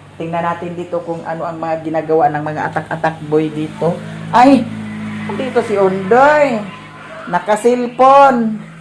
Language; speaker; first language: Filipino; non-native, local second language; Cebuano